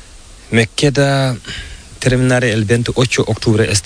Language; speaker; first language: Spanish; non-native, learner; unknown